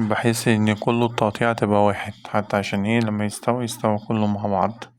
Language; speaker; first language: Arabic; native; Arabic